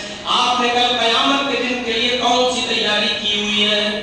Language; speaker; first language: Urdu; native; Urdu